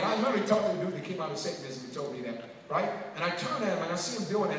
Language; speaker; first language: English; native; English